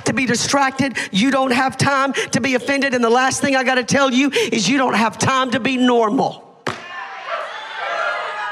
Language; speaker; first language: English; native; English